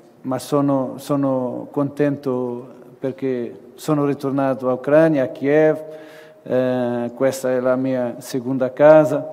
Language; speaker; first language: Italian; non-native, learner; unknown